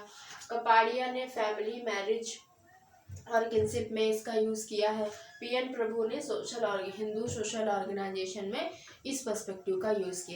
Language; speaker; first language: Hindi; native; Hindi